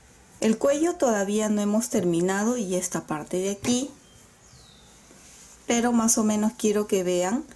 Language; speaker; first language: Spanish; native; Spanish